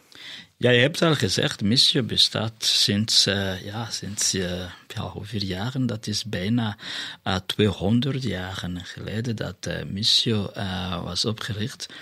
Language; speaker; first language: Dutch; non-native, fluent; Kinyarwanda